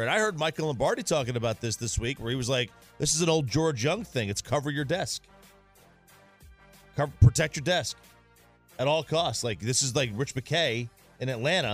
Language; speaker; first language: English; native; English